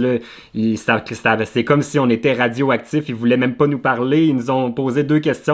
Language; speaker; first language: French; native; French